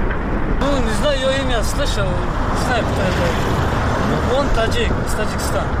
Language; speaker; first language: Russian; non-native, learner; Tajik